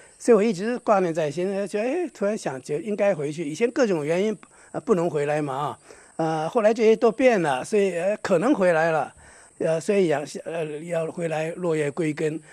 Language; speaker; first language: Chinese; non-native, local second language; Hakka Chinese